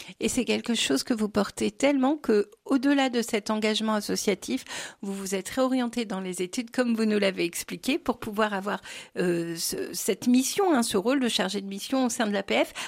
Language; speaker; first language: French; native; French